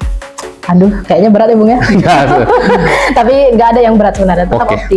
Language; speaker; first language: Indonesian; native; Indonesian